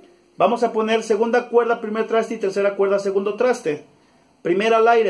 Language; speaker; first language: Spanish; native; Spanish